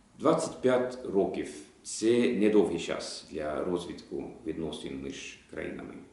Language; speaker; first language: Ukrainian; non-native, fluent; Swedish